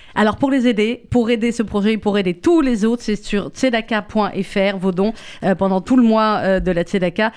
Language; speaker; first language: French; native; French